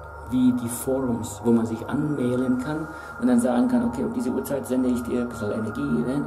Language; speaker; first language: German; native; German